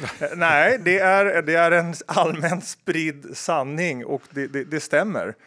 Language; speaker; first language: Swedish; native; Swedish